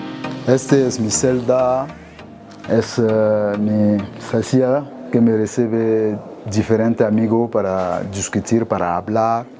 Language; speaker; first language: Spanish; non-native, learner; French